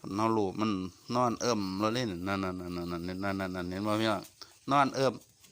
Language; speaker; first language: Thai; native; Thai